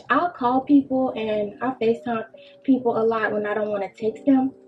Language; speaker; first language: English; native; English